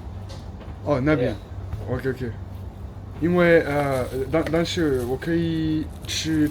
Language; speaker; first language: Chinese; non-native, learner; French